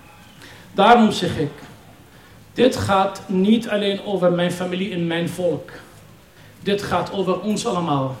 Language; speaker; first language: Dutch; non-native, fluent; Arabic